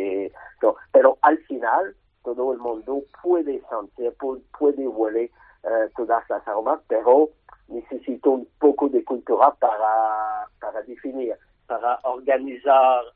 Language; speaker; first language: Spanish; non-native, learner; French